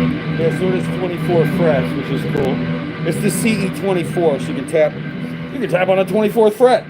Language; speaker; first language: English; native; English